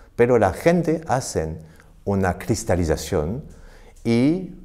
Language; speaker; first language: Spanish; non-native, fluent; French